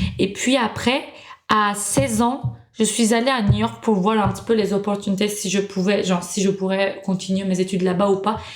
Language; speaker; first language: French; non-native, fluent; Turkish